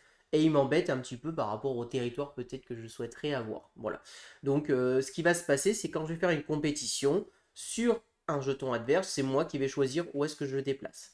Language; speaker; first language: French; native; French